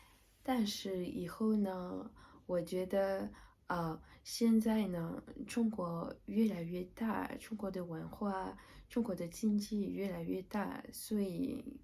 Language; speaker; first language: Chinese; non-native, learner; French